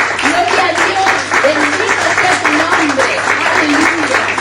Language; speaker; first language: Spanish; native; Spanish